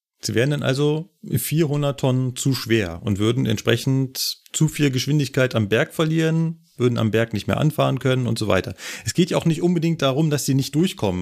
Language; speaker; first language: German; native; German